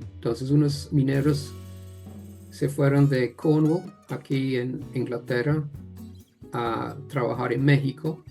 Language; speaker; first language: Spanish; non-native, fluent; English